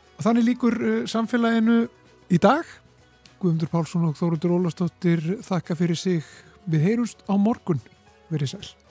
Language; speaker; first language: Icelandic; native; Icelandic